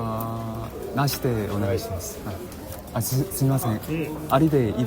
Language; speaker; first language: Japanese; non-native, learner; Korean